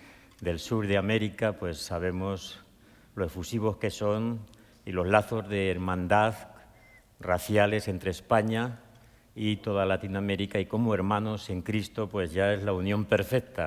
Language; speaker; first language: Spanish; native; Spanish